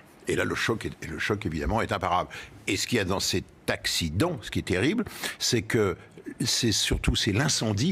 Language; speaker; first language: French; native; French